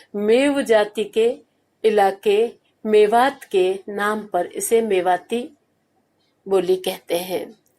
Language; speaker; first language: Hindi; native; Hindi